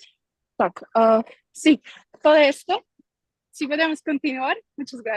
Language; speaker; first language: Spanish; non-native, learner; Russian